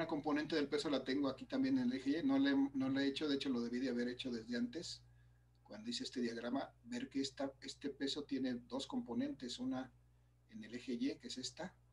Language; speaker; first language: Spanish; native; Spanish